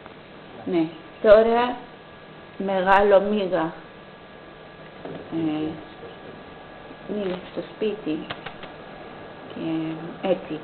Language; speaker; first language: Greek; non-native, learner; English